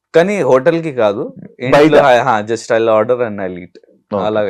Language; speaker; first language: Telugu; non-native, learner; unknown